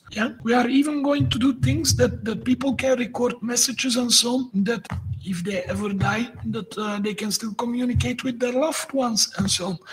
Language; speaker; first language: English; non-native, fluent; Dutch